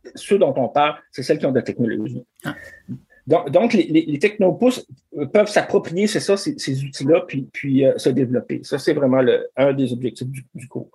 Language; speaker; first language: French; native; French